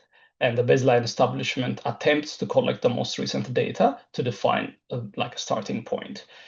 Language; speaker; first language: English; non-native, fluent; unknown